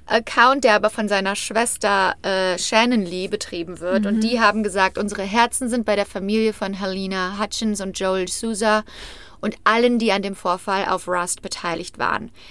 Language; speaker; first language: German; native; German